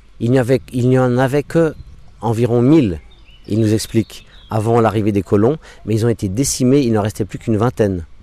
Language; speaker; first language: French; non-native, local second language; English